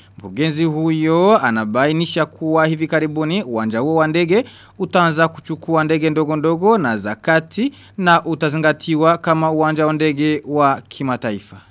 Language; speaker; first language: Swahili; non-native, local second language; Rundi